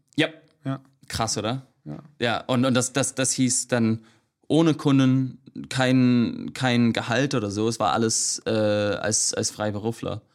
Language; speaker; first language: German; non-native, fluent; English